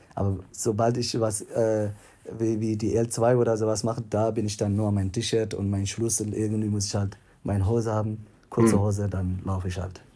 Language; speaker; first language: German; non-native, fluent; Tigrinya